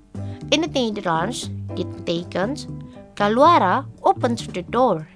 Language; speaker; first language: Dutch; non-native, learner; Indonesian